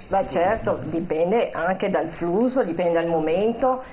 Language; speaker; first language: Italian; non-native, fluent; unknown